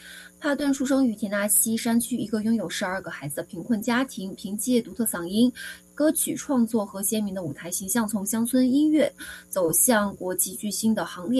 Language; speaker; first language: Chinese; native; Chinese